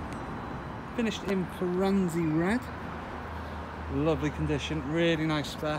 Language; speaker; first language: English; native; English